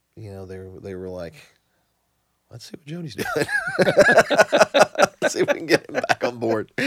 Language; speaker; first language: English; native; English